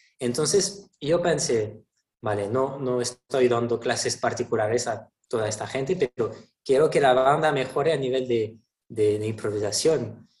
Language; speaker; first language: Spanish; non-native, fluent; French